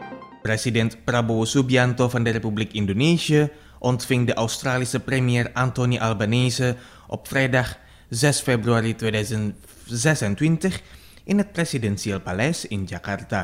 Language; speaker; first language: Dutch; non-native, fluent; Indonesian